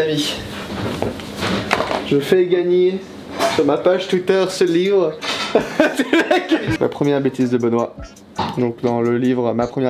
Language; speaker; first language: French; native; French